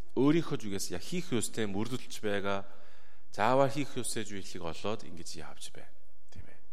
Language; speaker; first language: Mongolian; non-native, fluent; Korean